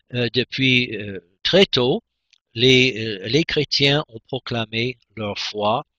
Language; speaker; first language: French; non-native, fluent; English